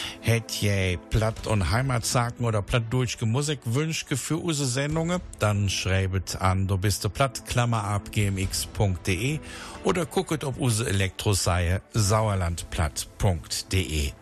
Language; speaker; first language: German; native; German